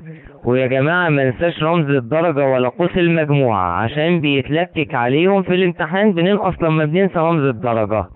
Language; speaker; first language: Arabic; native; Arabic